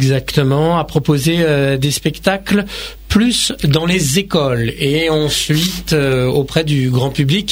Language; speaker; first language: French; native; French